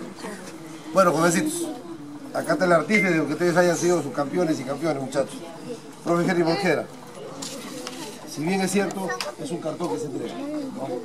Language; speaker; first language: Spanish; native; Spanish